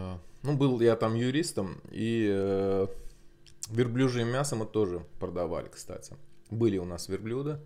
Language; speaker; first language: Russian; non-native, local second language; Azerbaijani